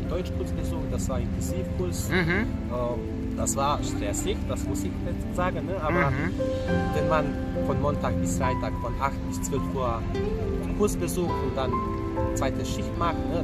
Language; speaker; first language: German; non-native, fluent; Serbian